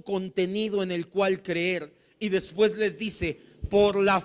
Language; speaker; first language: Spanish; native; Spanish